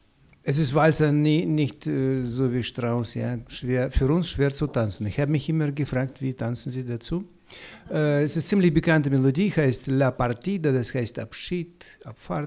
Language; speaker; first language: German; non-native, fluent; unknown